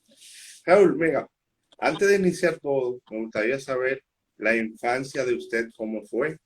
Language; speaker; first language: Spanish; native; Spanish